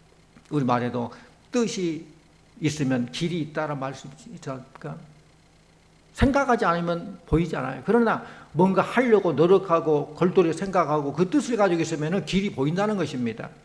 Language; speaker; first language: Korean; native; Korean